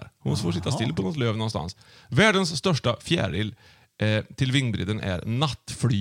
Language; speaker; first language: Swedish; native; Swedish